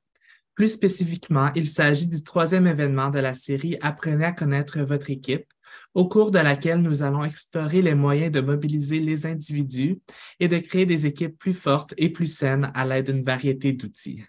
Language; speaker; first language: French; native; French